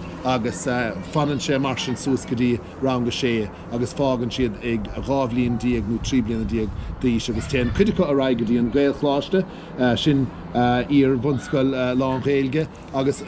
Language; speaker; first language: Irish; native; Irish